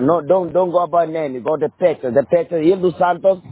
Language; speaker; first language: English; non-native, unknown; Portuguese